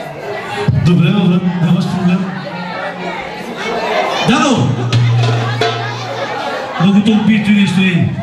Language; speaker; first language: Bulgarian; non-native, local second language; Turkish